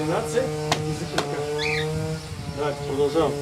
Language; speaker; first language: Bulgarian; non-native, learner; Russian